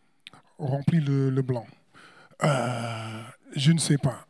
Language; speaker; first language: French; non-native, fluent; English